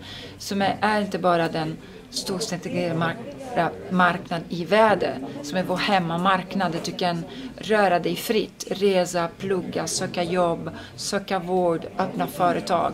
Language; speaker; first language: Swedish; non-native, fluent; Italian